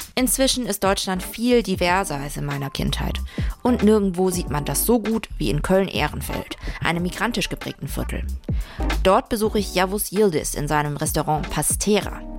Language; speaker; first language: German; early bilingual, other home language; Vietnamese